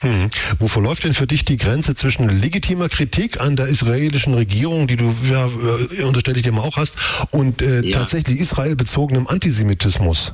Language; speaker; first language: German; native; German